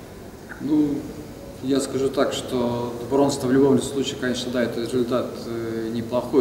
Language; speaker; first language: Russian; native; Russian